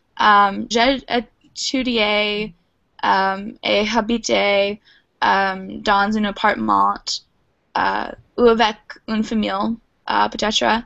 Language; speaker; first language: French; non-native, learner; English